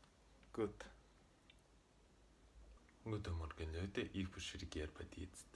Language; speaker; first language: German; non-native, learner; Russian